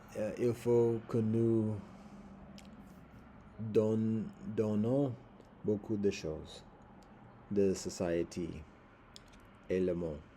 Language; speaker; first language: French; non-native, learner; English